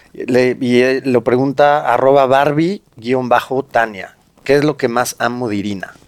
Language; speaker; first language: Spanish; native; Spanish